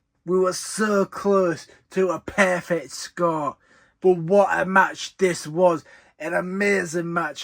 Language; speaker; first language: English; native; English